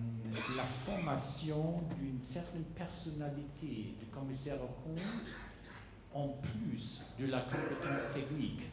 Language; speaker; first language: French; non-native, fluent; German